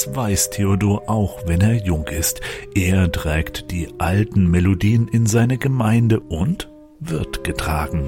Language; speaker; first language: German; native; German